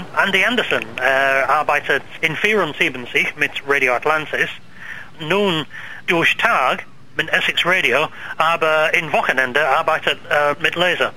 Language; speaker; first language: German; non-native, learner; English